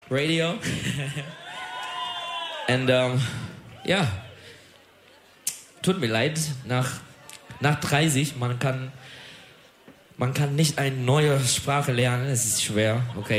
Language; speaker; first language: German; non-native, learner; Turkish